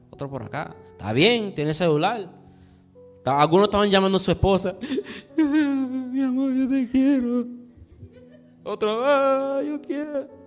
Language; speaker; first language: Spanish; early bilingual, heritage; Spanish